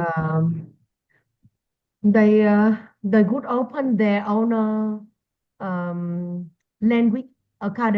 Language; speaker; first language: English; non-native, learner; Vietnamese